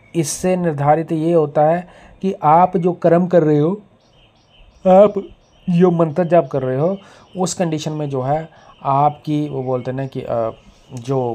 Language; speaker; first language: Hindi; native; Hindi